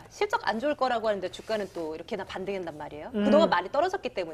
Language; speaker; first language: Korean; native; Korean